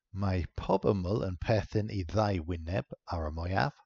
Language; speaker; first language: Welsh; non-native, fluent; English